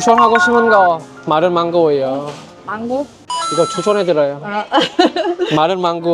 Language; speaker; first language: Korean; non-native, learner; Vietnamese